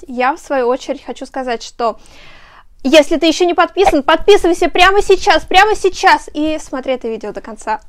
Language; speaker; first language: Russian; native; Russian